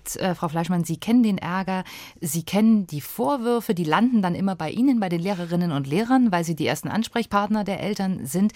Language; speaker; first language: German; native; German